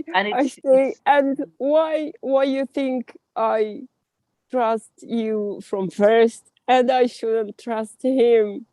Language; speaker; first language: English; non-native, learner; Russian